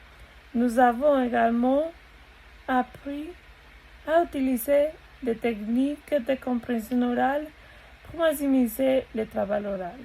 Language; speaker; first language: French; non-native, learner; Spanish